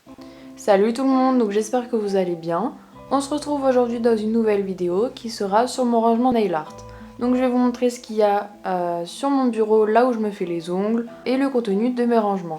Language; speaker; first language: French; native; French